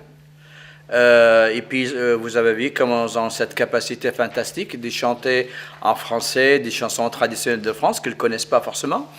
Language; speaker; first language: French; non-native, fluent; Arabic